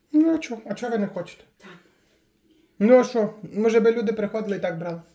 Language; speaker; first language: Ukrainian; native; Ukrainian